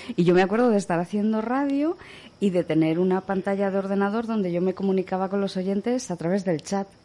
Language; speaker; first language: Spanish; native; Spanish